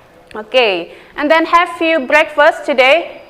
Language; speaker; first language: English; non-native, learner; Indonesian